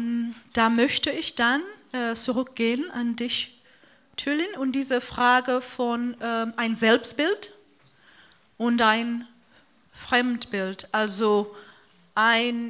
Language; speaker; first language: German; non-native, fluent; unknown